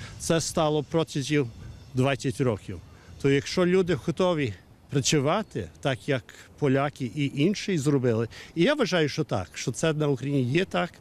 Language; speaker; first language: Ukrainian; non-native, fluent; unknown